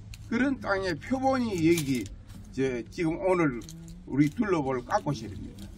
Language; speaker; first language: Korean; native; Korean